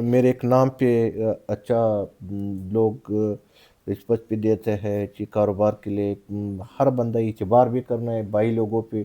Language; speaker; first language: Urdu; non-native, local second language; Pashto